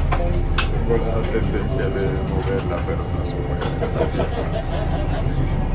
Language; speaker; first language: Spanish; non-native, fluent; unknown